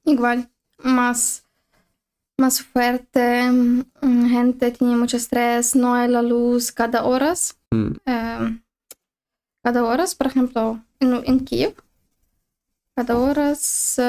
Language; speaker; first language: Spanish; non-native, learner; Ukrainian